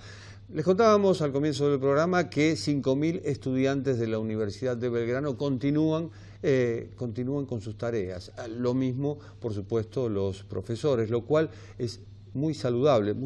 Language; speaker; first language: Spanish; native; Spanish